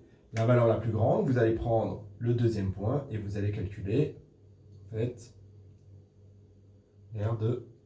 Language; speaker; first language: French; native; French